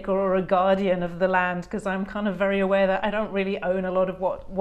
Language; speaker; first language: English; native; English